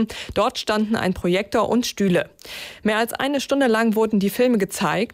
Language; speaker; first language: German; native; German